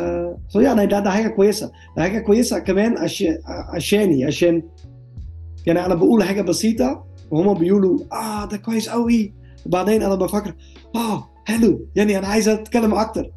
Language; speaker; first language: Arabic; non-native, learner; Dutch